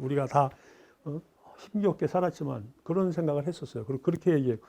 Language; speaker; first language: Korean; native; Korean